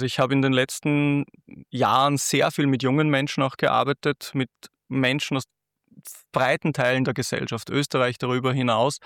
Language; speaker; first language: German; native; German